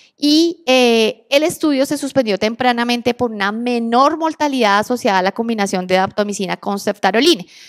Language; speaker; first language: Spanish; native; Spanish